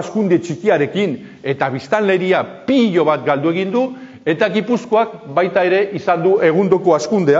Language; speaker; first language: Basque; native; Basque